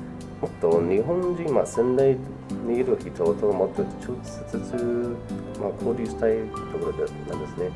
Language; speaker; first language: Japanese; non-native, fluent; English